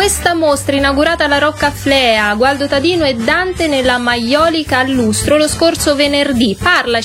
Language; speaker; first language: Italian; native; Italian